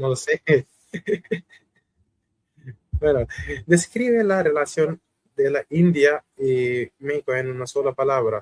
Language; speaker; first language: Spanish; non-native, fluent; Hindi